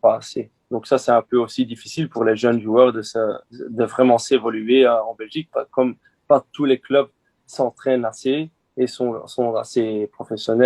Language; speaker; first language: French; non-native, local second language; Dutch